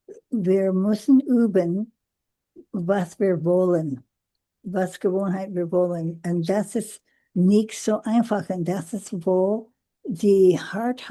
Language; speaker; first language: German; non-native, learner; English